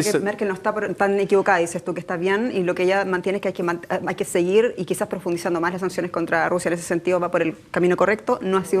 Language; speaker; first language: Spanish; native; Spanish